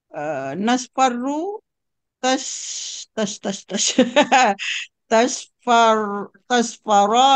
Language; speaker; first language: Arabic; non-native, learner; Indonesian